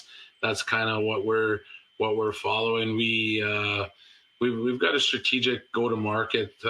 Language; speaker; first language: English; native; English